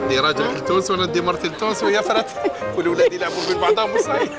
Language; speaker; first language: Arabic; native; Arabic